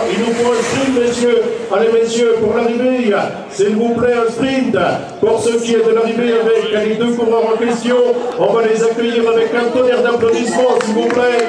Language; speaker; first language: French; native; French